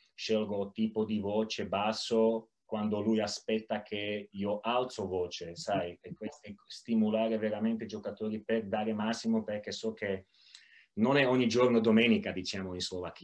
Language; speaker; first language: Italian; non-native, learner; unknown